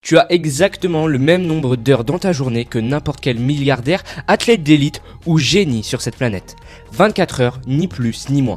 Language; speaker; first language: French; native; French